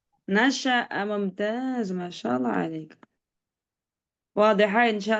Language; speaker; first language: Arabic; non-native, fluent; Indonesian